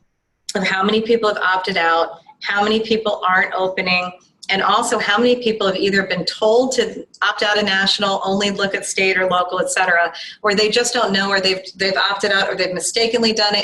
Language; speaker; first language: English; native; English